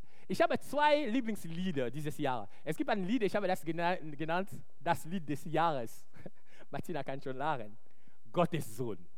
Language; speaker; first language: German; non-native, fluent; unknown